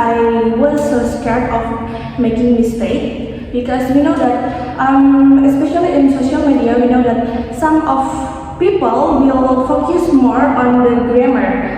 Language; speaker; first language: English; non-native, fluent; Indonesian